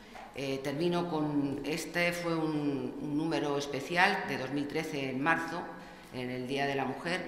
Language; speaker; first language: Spanish; native; Spanish